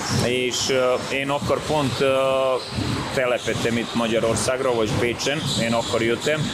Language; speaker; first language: Hungarian; non-native, fluent; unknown